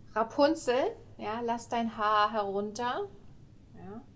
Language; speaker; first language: German; non-native, fluent; English